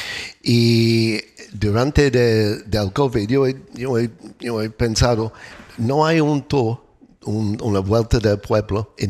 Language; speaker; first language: Spanish; non-native, learner; English